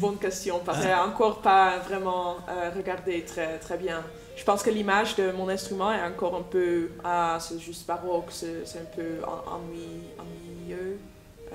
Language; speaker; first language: French; non-native, fluent; Dutch